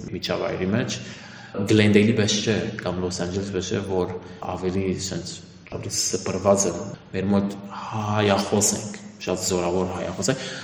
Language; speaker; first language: Armenian; early bilingual, heritage; Armenian